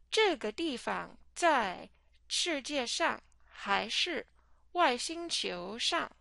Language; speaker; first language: Chinese; non-native, fluent; English